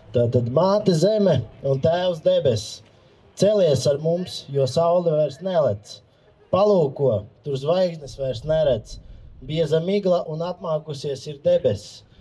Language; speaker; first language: Latvian; native; Latvian